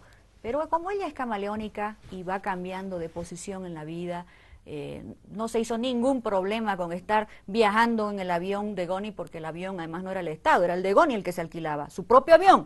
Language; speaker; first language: Spanish; native; Spanish